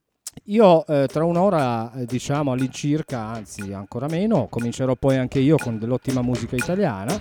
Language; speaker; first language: Italian; native; Italian